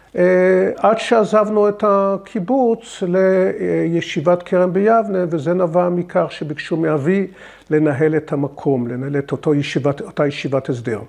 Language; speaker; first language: Hebrew; early bilingual, other home language; English